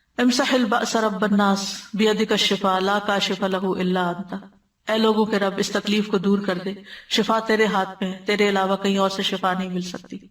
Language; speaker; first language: Urdu; native; Urdu